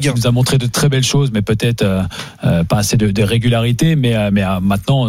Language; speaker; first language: French; native; French